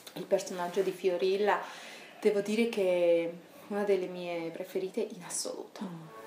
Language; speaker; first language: Italian; non-native, fluent; Georgian